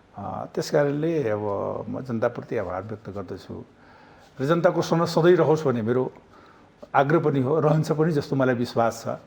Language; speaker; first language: Nepali; non-native, local second language; Maithili